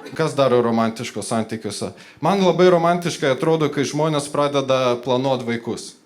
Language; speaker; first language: Lithuanian; non-native, local second language; Polish